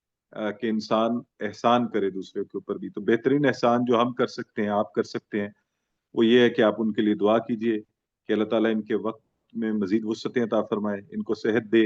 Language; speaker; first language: Urdu; native; Urdu